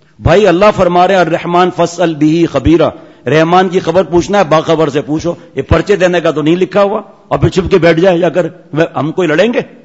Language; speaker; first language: Urdu; non-native, local second language; Memoni